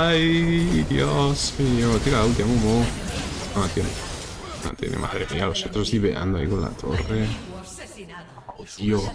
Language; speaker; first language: Spanish; native; Spanish